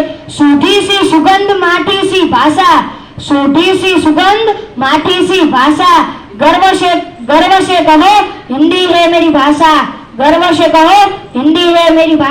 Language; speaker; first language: Hindi; non-native, local second language; Gujarati